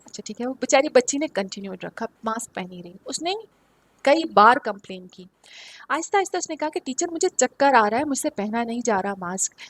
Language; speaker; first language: Urdu; native; Urdu